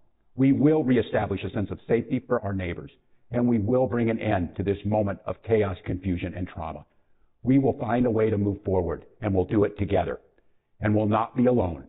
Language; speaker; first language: English; native; English